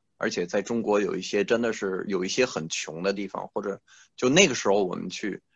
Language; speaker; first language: Chinese; non-native, fluent; French